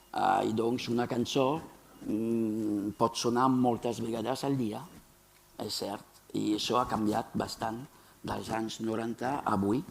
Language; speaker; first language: Catalan; non-native, fluent; French